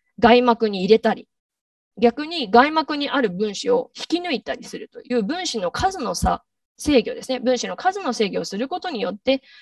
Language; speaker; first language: Japanese; native; Japanese